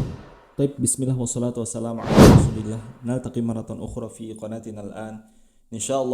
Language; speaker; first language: Arabic; non-native, fluent; Indonesian